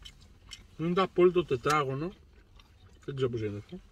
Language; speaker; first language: Greek; native; Greek